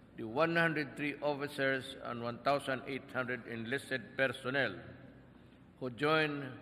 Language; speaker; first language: English; non-native, local second language; Filipino